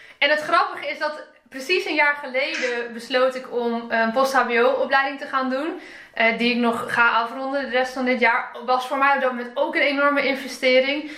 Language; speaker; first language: Dutch; native; Dutch